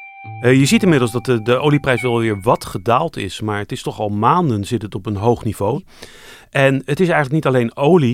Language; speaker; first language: Dutch; native; Dutch